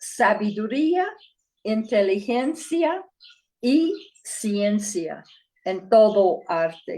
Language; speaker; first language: Spanish; non-native, fluent; English